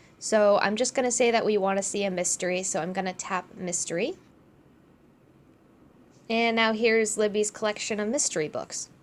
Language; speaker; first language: English; native; English